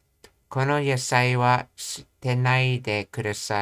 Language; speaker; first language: Japanese; non-native, learner; English